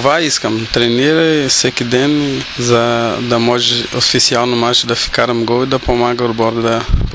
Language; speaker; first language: Bulgarian; non-native, learner; Portuguese